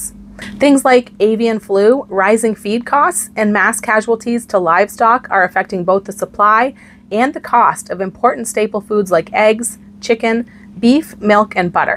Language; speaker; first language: English; native; English